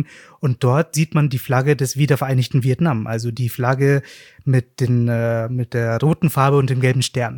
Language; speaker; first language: German; native; German